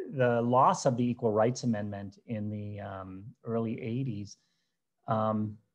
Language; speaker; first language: English; native; English